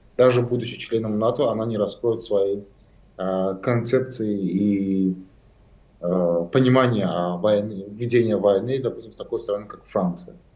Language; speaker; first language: Russian; non-native, local second language; Azerbaijani